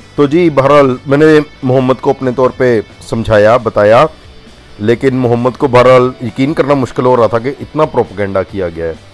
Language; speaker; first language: Urdu; non-native, local second language; Punjabi